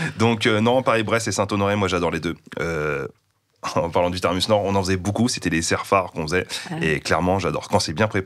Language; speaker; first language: French; native; French